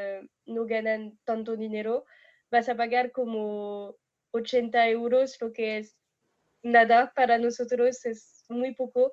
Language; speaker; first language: Spanish; non-native, fluent; French